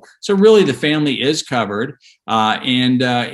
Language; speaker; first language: English; native; English